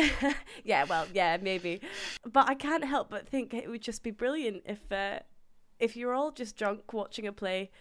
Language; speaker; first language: English; native; English